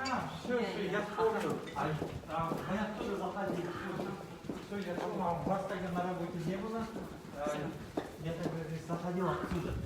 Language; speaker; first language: Russian; non-native, local second language; Kazakh